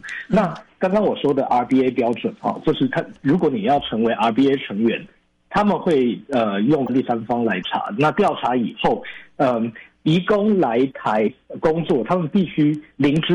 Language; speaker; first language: Chinese; native; Chinese